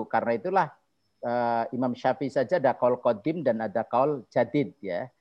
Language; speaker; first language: Indonesian; non-native, local second language; Javanese